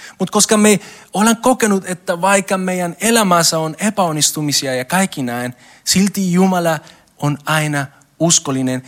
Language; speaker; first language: Finnish; non-native, learner; Spanish